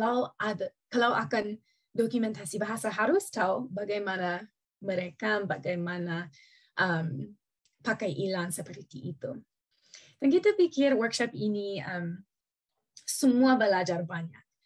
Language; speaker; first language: Indonesian; non-native, learner; English